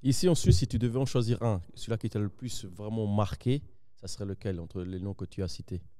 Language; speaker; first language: French; native; French